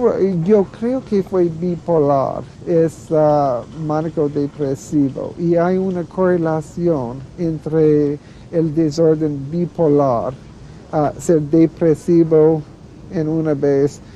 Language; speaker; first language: Spanish; non-native, fluent; English